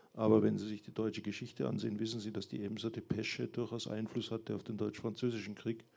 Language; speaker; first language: German; native; German